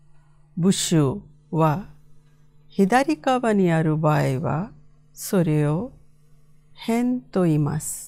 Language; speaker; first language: Japanese; non-native, fluent; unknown